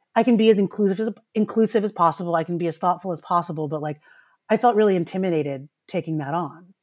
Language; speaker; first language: English; early bilingual, other home language; Filipino